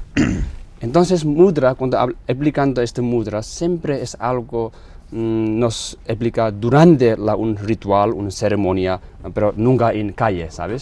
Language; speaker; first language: Spanish; non-native, learner; Tibetan